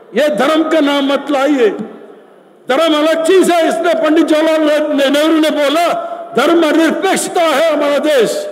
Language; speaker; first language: Hindi; non-native, local second language; Kannada